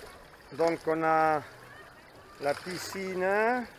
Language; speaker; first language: French; native; French